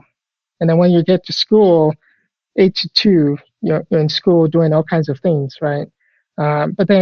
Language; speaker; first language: English; non-native, local second language; Yoruba